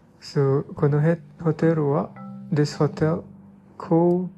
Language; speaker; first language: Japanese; non-native, learner; English